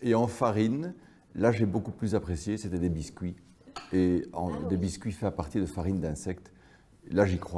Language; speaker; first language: French; native; French